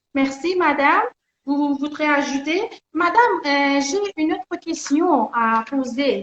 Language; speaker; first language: French; non-native, learner; Persian